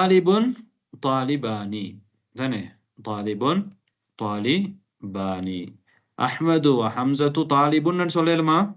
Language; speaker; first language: Arabic; non-native, fluent; Tamil